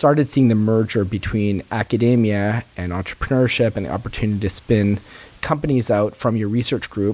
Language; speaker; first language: English; native; English